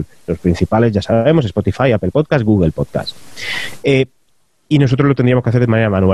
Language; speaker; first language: Spanish; native; Spanish